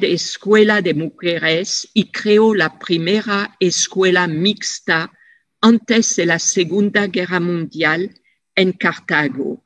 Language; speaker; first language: Spanish; non-native, fluent; French